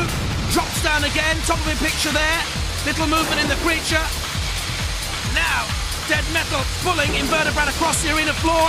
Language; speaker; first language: English; native; English